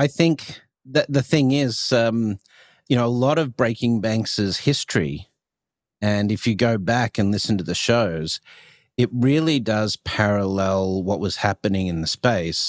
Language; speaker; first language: English; native; English